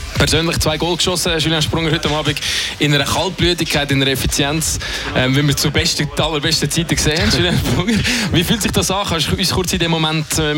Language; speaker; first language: German; native; German